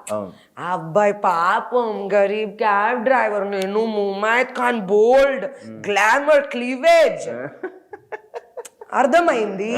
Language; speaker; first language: Telugu; non-native, learner; Hindi